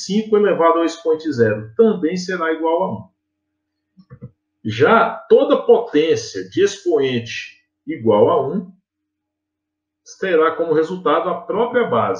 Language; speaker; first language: Portuguese; native; Portuguese